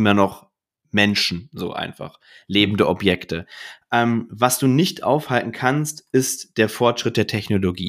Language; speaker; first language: German; native; German